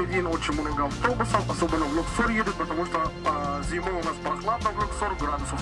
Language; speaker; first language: Russian; non-native, fluent; Arabic